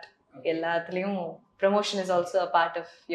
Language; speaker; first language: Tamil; non-native, local second language; Malayalam